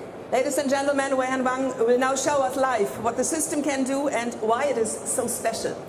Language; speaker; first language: English; non-native, fluent; German